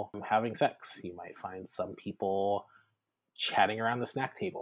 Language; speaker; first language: English; native; English